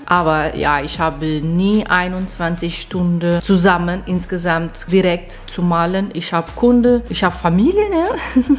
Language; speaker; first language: German; non-native, fluent; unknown